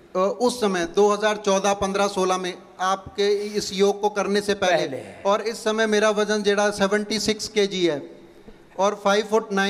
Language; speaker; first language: Hindi; native; Hindi